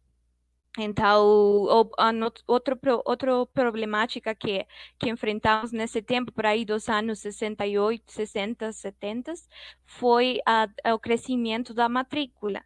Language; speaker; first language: Portuguese; non-native, fluent; Spanish